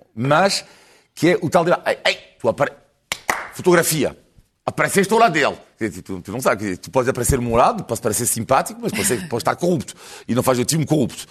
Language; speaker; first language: Portuguese; non-native, fluent; French